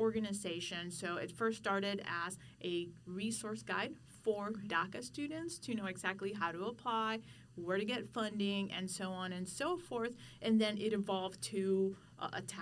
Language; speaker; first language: English; non-native, fluent; Spanish